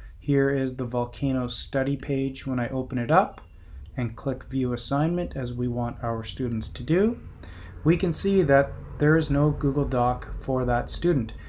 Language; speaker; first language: English; native; English